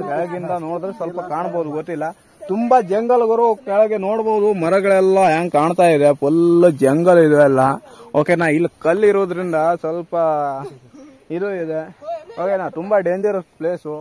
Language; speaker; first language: Kannada; native; Kannada